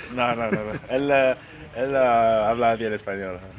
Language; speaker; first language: Spanish; non-native, fluent; English